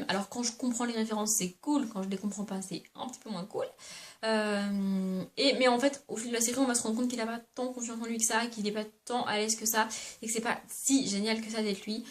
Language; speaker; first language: French; native; French